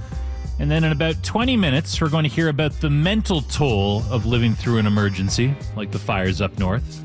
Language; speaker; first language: English; native; English